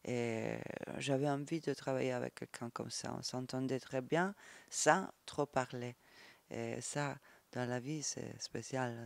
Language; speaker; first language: French; non-native, fluent; Italian